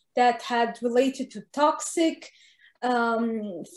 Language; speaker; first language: English; non-native, fluent; Arabic